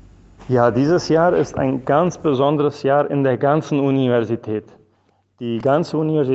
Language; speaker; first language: German; non-native, fluent; Spanish